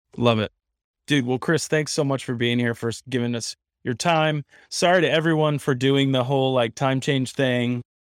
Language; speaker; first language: English; native; English